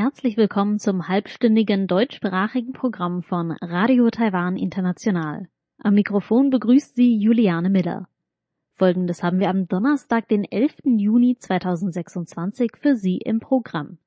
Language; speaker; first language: German; native; German